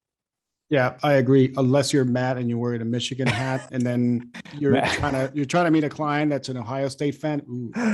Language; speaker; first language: English; native; English